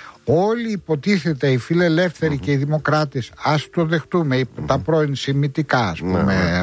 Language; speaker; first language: Greek; native; Greek